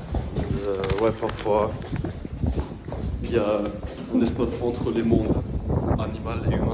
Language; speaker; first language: French; non-native, fluent; German